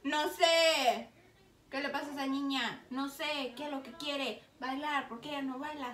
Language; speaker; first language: Spanish; early bilingual, heritage; Spanish